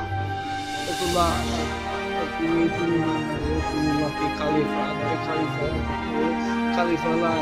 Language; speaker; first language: Indonesian; non-native, learner; Turkish